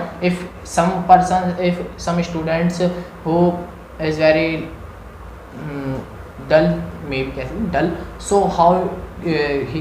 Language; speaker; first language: English; non-native, learner; Hindi